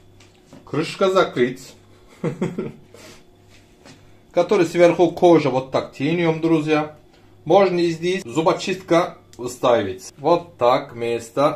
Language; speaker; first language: Russian; non-native, learner; Turkish